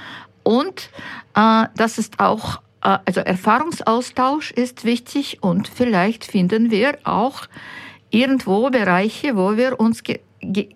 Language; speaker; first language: German; non-native, fluent; Ukrainian